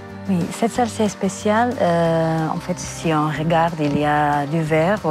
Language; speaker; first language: French; non-native, fluent; Portuguese